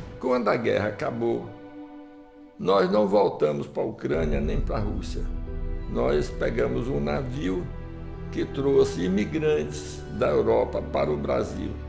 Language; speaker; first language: Portuguese; early bilingual, other home language; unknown